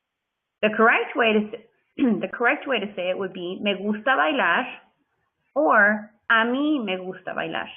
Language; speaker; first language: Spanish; non-native, fluent; English